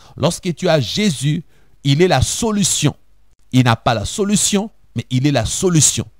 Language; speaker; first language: French; non-native, local second language; Lingala